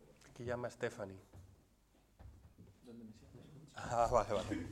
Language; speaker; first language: Spanish; native; Spanish